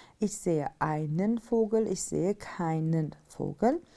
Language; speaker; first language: German; non-native, fluent; Turkish